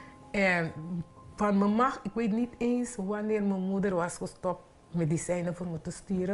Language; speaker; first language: Dutch; non-native, local second language; Papiamento